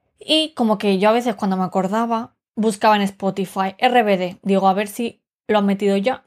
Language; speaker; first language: Spanish; early bilingual, other home language; Romanian